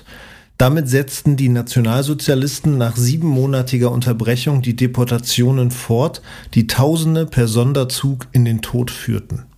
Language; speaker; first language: German; native; German